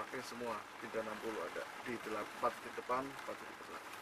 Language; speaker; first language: Indonesian; native; Indonesian